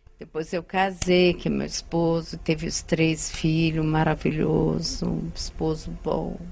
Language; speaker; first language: Portuguese; non-native, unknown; Arabic